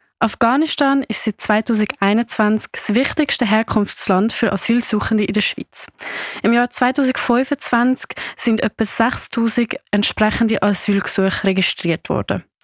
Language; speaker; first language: German; native; German